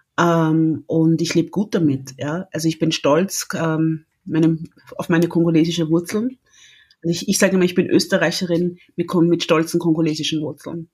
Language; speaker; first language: German; early bilingual, other home language; Lingala